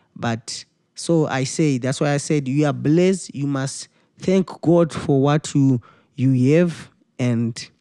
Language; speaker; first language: English; non-native, local second language; Shona